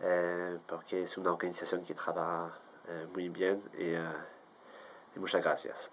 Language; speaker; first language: Spanish; non-native, fluent; French